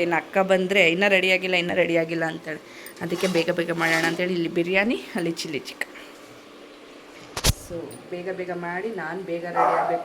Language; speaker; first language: Kannada; native; Kannada